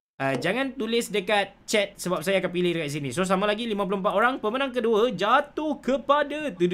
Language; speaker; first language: Malay; native; Malay